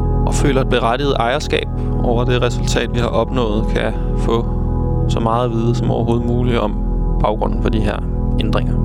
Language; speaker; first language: Danish; native; Danish